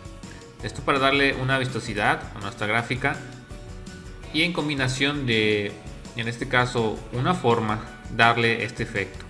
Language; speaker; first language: Spanish; native; Spanish